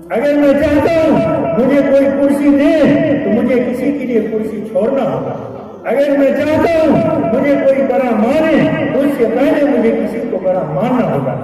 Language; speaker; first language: Urdu; native; Urdu